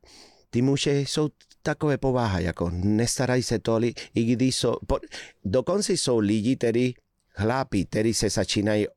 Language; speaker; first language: Czech; non-native, fluent; Spanish